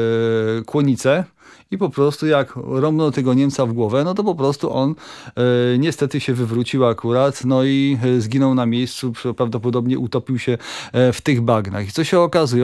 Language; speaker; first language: Polish; native; Polish